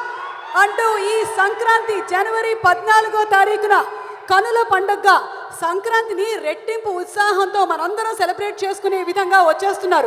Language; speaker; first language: Telugu; native; Telugu